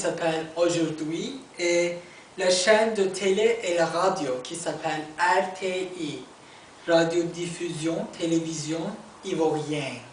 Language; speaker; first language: French; non-native, learner; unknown